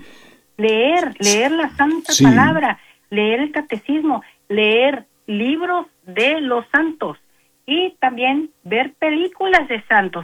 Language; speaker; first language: Spanish; native; Spanish